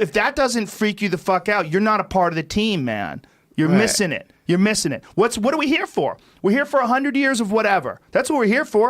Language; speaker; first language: English; native; English